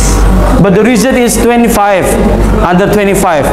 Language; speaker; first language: English; non-native, fluent; Indonesian